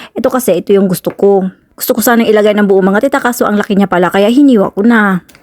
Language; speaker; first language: Filipino; non-native, local second language; Cebuano